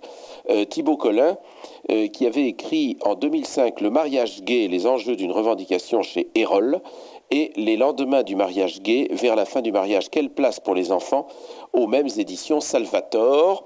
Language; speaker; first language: French; native; French